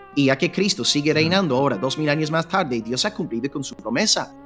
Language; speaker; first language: Spanish; non-native, fluent; English